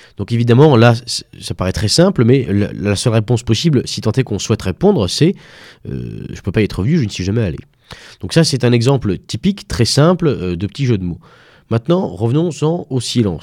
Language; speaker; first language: French; native; French